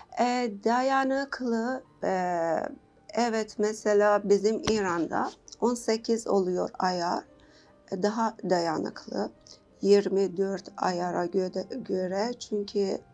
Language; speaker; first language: Turkish; non-native, learner; Persian